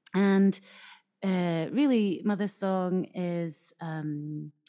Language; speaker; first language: English; native; English